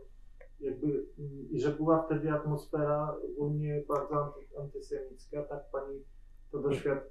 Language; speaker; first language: Polish; native; Polish